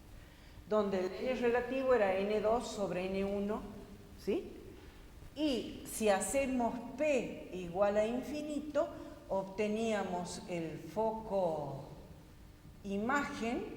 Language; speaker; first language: Spanish; native; Spanish